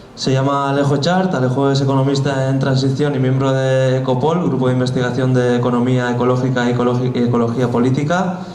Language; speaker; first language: Spanish; non-native, local second language; Basque